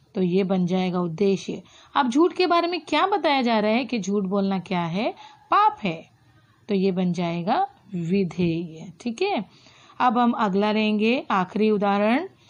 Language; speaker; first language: Hindi; non-native, local second language; Marathi